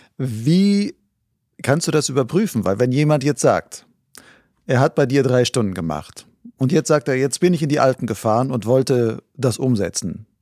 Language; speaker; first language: German; native; German